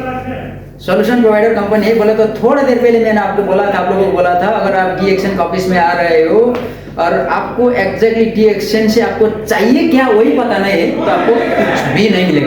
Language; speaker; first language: Hindi; non-native, local second language; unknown